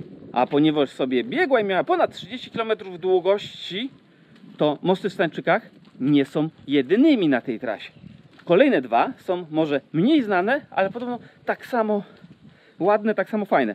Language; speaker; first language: Polish; native; Polish